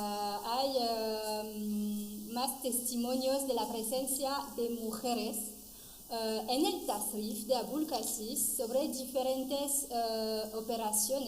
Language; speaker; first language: Spanish; non-native, fluent; French